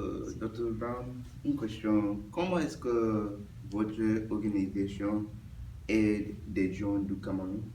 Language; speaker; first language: French; non-native, learner; English